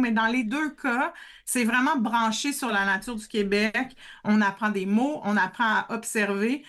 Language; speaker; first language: French; native; French